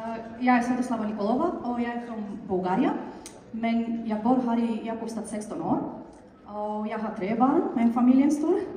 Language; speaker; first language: Swedish; non-native, fluent; Bulgarian